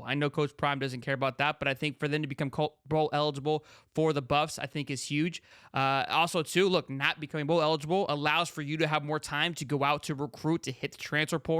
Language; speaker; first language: English; native; English